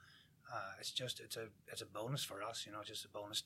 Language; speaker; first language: English; native; English